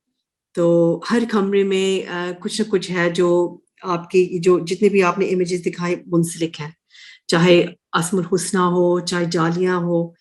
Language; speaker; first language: Hindi; early bilingual, heritage; Urdu